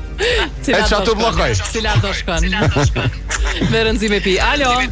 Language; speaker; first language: Albanian; native; Albanian